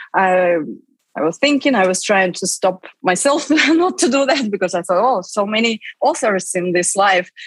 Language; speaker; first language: English; non-native, fluent; Russian